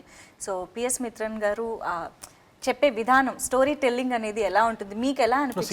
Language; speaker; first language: Telugu; native; Telugu